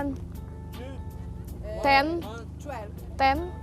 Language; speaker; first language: English; non-native, learner; Indonesian